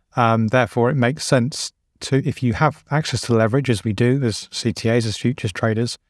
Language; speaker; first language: English; native; English